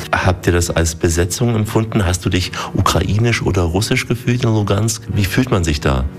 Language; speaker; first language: German; native; German